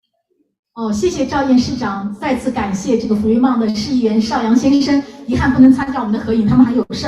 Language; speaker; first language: Chinese; native; Chinese